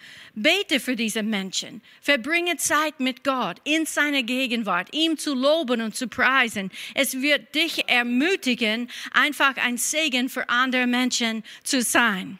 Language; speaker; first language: German; non-native, fluent; English